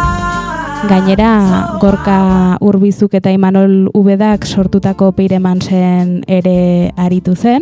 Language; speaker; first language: Basque; native; Basque